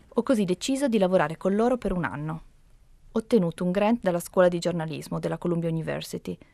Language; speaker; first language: Italian; native; Italian